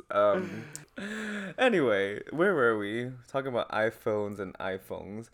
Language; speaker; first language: English; non-native, fluent; Chinese